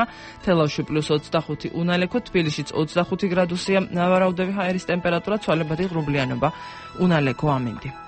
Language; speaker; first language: Georgian; native; Georgian